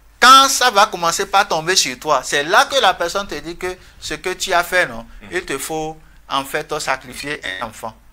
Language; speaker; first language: French; non-native, local second language; Fon